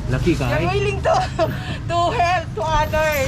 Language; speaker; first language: English; non-native, local second language; Filipino